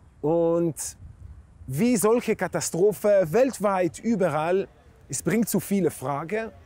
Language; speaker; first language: German; non-native, fluent; Hebrew